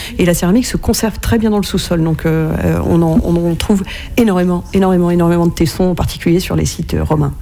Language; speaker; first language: French; native; French